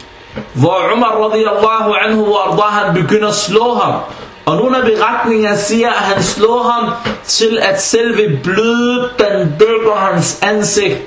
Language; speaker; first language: Danish; early bilingual, other home language; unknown